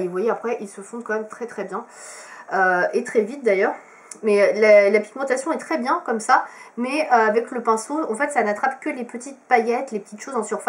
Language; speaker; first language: French; native; French